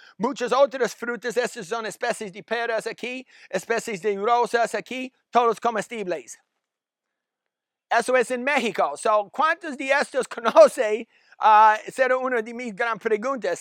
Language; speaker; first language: Spanish; non-native, learner; English